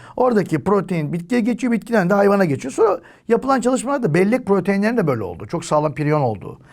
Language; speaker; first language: Turkish; native; Turkish